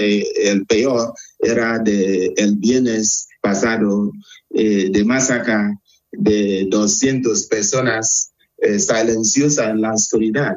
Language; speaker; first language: Spanish; non-native, fluent; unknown